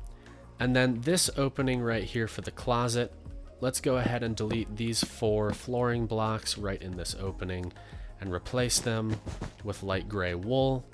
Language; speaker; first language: English; native; English